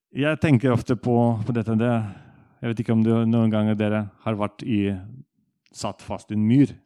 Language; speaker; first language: Norwegian; non-native, fluent; Russian